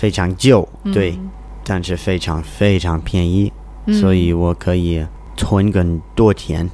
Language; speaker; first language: Chinese; non-native, learner; English